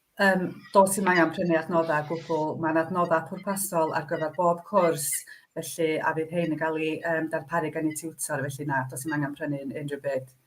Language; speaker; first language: Welsh; native; Welsh